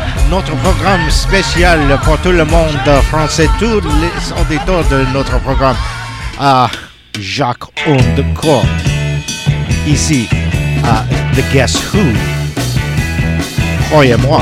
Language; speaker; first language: French; non-native, learner; English